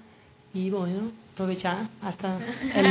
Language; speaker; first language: Spanish; non-native, learner; Portuguese